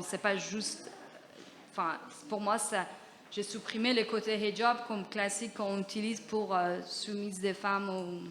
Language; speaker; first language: French; non-native, fluent; Persian